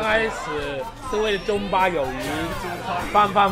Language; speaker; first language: Chinese; native; Chinese